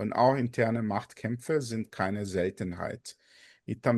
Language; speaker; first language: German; non-native, fluent; Portuguese